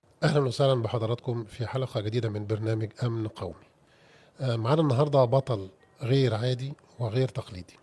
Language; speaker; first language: Arabic; native; Arabic